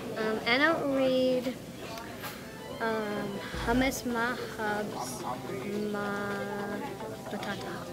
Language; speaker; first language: Arabic; non-native, learner; English